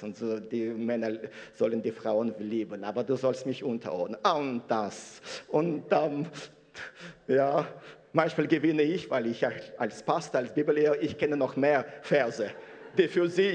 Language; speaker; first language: German; non-native, fluent; Russian